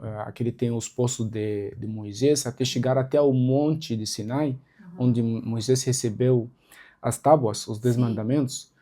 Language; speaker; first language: Portuguese; non-native, local second language; Arabic